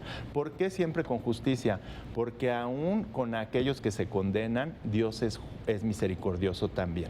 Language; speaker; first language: Spanish; native; Spanish